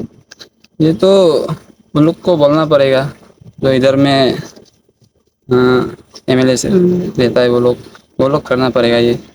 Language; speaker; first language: Hindi; non-native, local second language; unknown